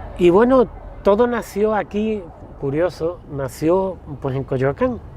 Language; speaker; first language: Spanish; native; Spanish